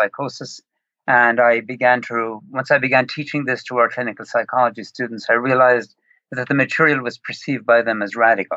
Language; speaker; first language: English; native; English